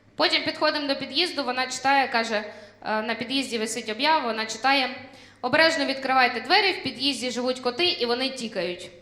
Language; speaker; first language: Ukrainian; non-native, local second language; Russian